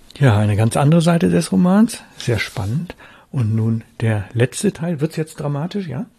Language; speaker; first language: German; native; German